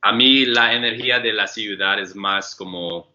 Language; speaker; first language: Spanish; non-native, learner; English